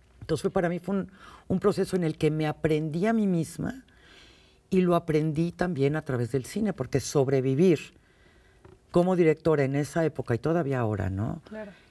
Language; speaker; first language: Spanish; native; Spanish